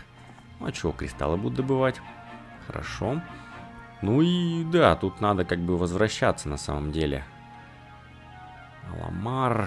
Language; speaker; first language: Russian; native; Russian